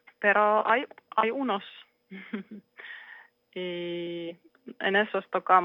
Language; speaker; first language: Spanish; non-native, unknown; Finnish